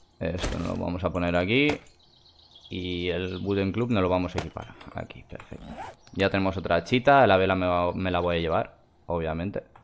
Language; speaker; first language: Spanish; non-native, fluent; Russian